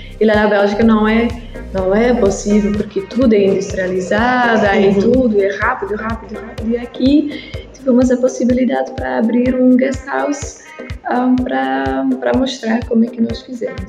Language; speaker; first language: Portuguese; non-native, learner; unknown